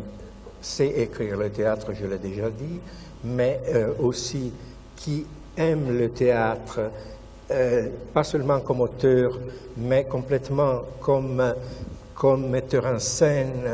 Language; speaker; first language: French; non-native, fluent; Italian